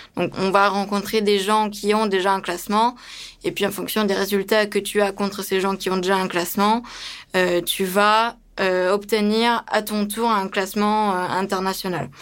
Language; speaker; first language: French; early bilingual, other home language; Romanian